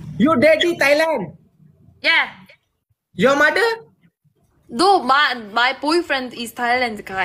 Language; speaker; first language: English; non-native, learner; Malay